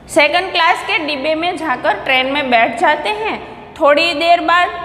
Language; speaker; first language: Hindi; non-native, local second language; Gujarati